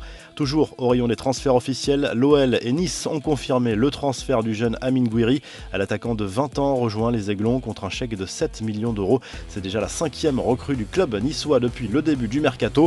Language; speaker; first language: French; native; French